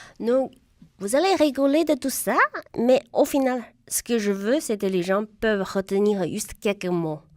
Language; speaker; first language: French; non-native, fluent; Chinese